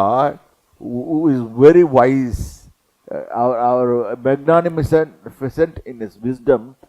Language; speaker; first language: English; non-native, local second language; Tamil